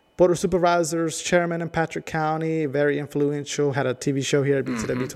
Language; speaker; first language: English; non-native, fluent; Spanish